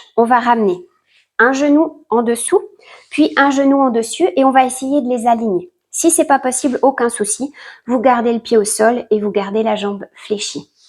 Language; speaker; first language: French; native; French